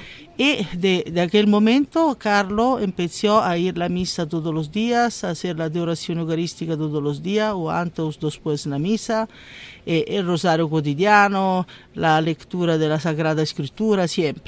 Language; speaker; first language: Spanish; non-native, learner; Italian